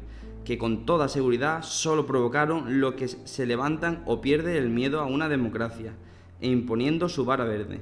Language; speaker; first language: Spanish; native; Spanish